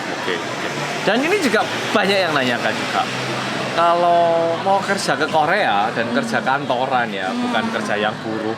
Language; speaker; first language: Indonesian; early bilingual, other home language; Korean